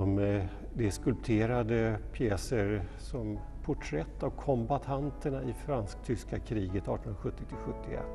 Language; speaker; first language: Swedish; native; Swedish